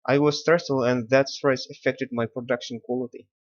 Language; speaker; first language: English; non-native, learner; Kazakh